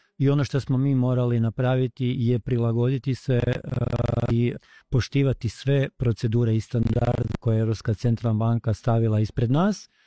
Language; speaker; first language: Croatian; native; Croatian